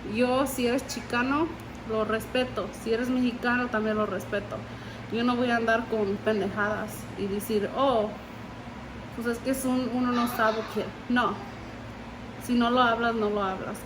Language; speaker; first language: Spanish; early bilingual, heritage; Spanish